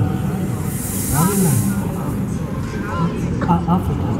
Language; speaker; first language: Russian; non-native, learner; Spanish